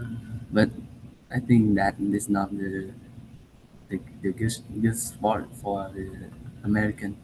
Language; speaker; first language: English; non-native, learner; Vietnamese